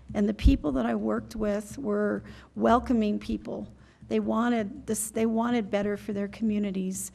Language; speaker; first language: English; native; English